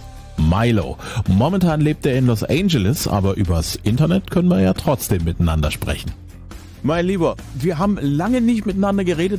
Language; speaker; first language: German; native; German